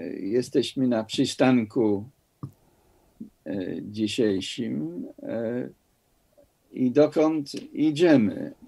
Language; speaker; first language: Polish; non-native, fluent; English